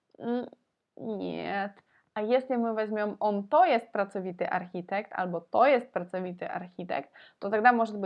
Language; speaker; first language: Polish; non-native, fluent; Russian